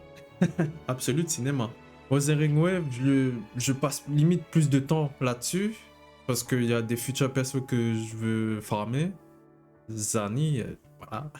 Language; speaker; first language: French; native; French